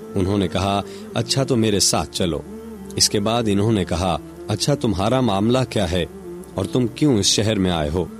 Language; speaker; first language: Urdu; non-native, local second language; Punjabi